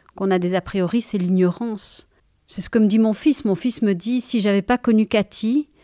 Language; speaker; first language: French; native; French